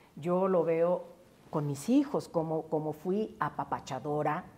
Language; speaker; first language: Spanish; native; Spanish